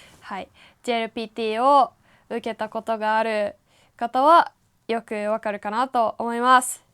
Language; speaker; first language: Japanese; native; Japanese